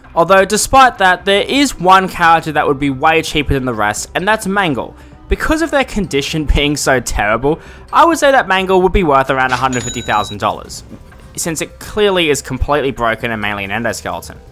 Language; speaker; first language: English; native; English